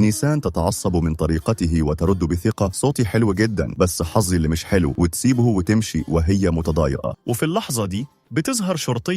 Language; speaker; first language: Arabic; native; Arabic